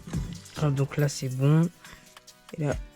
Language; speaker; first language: French; native; French